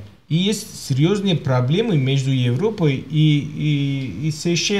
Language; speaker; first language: Russian; non-native, fluent; Turkish